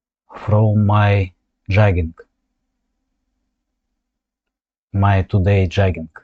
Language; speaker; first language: English; non-native, learner; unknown